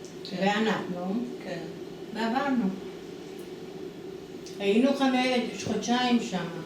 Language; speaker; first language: Hebrew; non-native, fluent; Italian